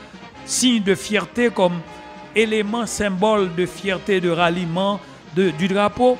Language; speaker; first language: French; non-native, local second language; Haitian Creole